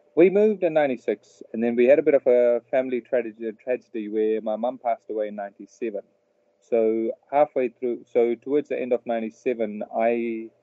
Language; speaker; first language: English; early bilingual, other home language; Telugu